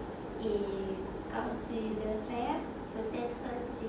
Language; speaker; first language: French; non-native, learner; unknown